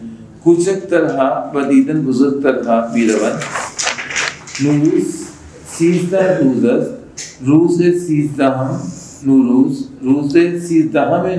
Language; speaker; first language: Persian; non-native, learner; Urdu